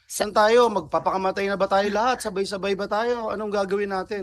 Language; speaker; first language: Filipino; native; Filipino